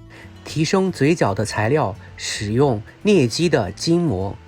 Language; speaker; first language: Chinese; native; Chinese